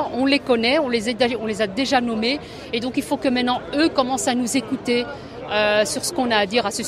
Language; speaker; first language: French; native; French